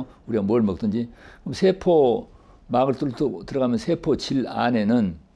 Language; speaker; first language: Korean; native; Korean